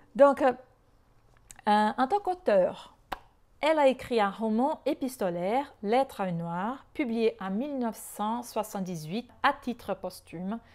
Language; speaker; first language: French; non-native, fluent; Portuguese